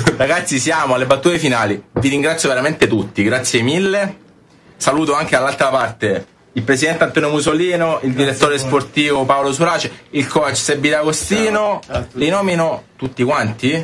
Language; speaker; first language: Italian; native; Italian